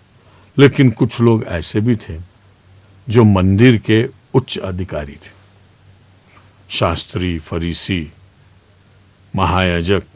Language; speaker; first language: Hindi; native; Hindi